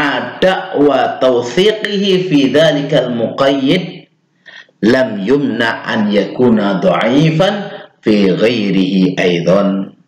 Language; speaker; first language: Arabic; non-native, fluent; Indonesian